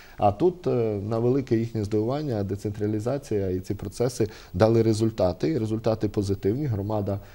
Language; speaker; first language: Ukrainian; native; Ukrainian